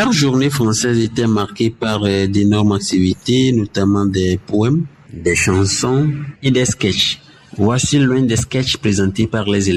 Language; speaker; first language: French; non-native, fluent; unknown